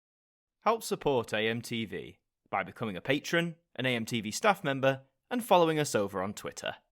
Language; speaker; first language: English; native; English